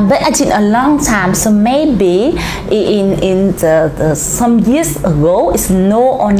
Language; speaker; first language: English; non-native, learner; Vietnamese